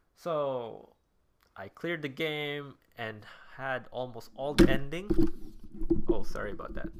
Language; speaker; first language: English; non-native, local second language; Cebuano